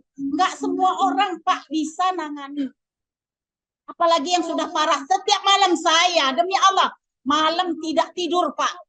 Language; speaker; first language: Indonesian; non-native, local second language; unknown